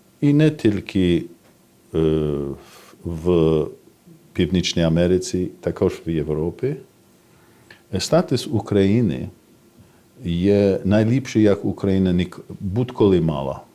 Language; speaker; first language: Ukrainian; non-native, fluent; English